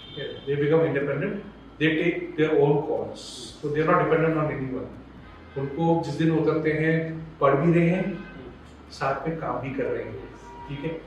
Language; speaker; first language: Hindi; non-native, local second language; Gujarati